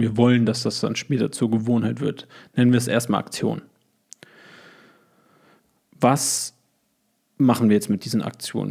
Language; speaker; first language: German; native; German